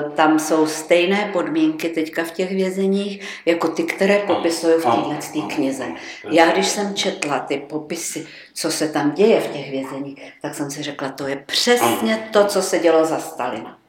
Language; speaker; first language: Czech; native; Czech